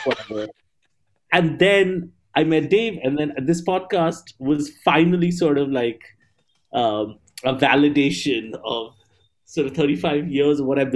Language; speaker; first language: English; non-native, local second language; Bangla